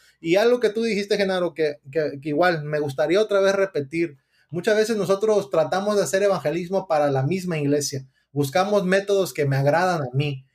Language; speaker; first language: Spanish; early bilingual, heritage; Spanish